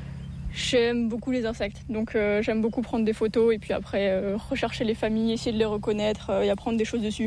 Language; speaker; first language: French; native; French